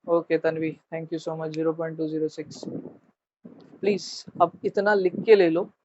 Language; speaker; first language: Hindi; non-native, local second language; Marathi